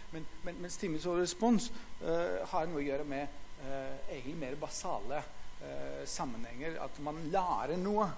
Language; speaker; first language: Norwegian; non-native, fluent; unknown